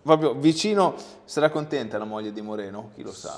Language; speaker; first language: Italian; native; Italian